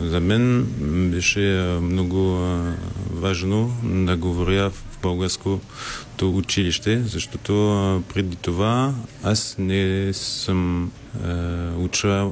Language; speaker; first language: Bulgarian; non-native, learner; French